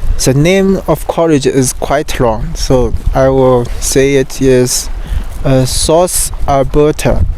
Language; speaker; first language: English; non-native, learner; Chinese